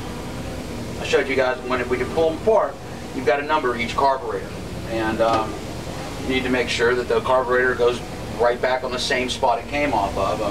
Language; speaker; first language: English; native; English